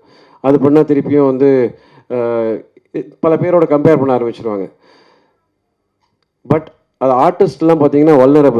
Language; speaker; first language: Tamil; native; Tamil